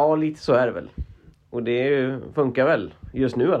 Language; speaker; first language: Swedish; native; Swedish